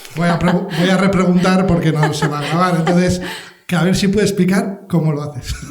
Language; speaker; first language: Spanish; native; Spanish